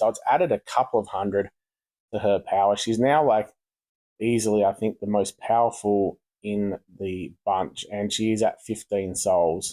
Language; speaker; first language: English; native; English